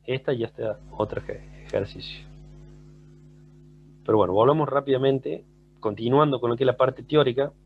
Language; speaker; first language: Spanish; native; Spanish